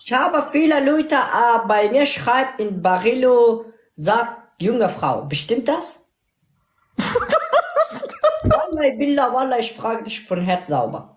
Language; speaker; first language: German; non-native, learner; Persian